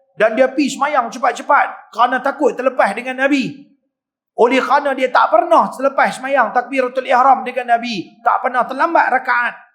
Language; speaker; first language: Malay; native; Malay